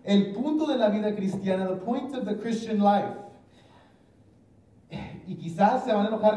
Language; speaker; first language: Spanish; early bilingual, heritage; English